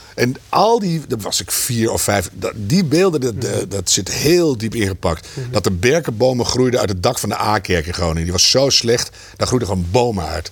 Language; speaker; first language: Dutch; native; Dutch